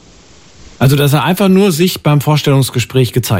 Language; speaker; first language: German; native; German